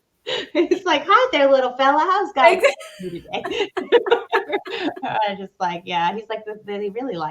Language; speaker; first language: English; native; English